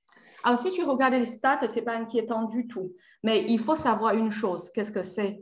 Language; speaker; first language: French; native; French